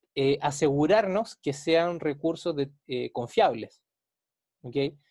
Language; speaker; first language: Spanish; native; Spanish